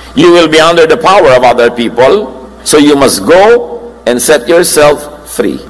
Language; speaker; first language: English; non-native, local second language; Filipino